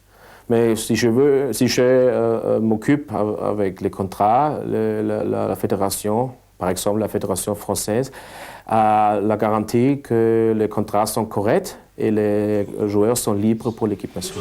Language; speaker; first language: French; non-native, fluent; German